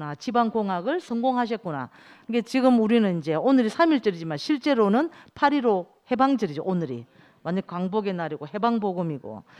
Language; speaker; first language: Korean; native; Korean